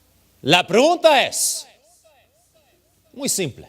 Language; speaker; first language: Spanish; early bilingual, heritage; English